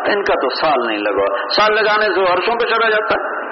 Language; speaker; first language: Urdu; non-native, local second language; Punjabi